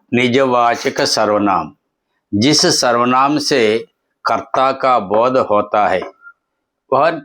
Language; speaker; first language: Hindi; non-native, local second language; Telugu